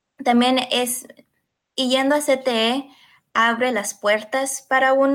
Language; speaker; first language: Spanish; early bilingual, heritage; Spanish